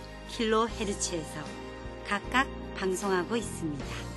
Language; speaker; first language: Korean; native; Korean